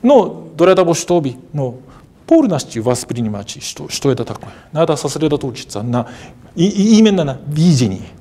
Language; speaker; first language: Russian; non-native, fluent; Japanese